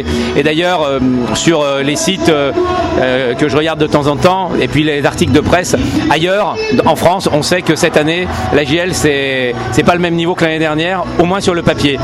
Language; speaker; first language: French; native; French